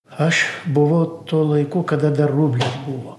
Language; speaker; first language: Lithuanian; non-native, learner; Arabic